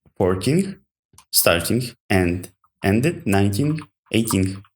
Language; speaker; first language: English; non-native, learner; Ukrainian